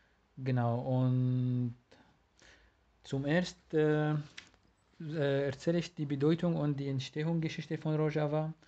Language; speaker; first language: German; non-native, learner; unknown